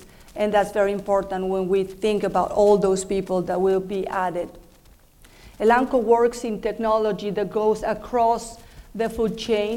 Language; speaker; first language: English; non-native, fluent; Spanish